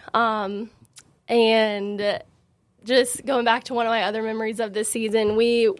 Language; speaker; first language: English; native; English